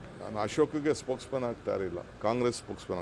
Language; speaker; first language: Kannada; native; Kannada